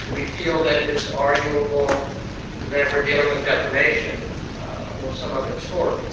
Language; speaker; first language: English; native; English